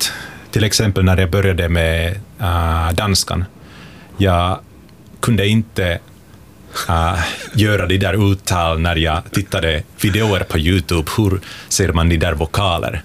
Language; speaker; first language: Swedish; non-native, fluent; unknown